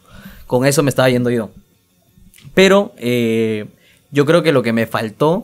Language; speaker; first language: Spanish; native; Spanish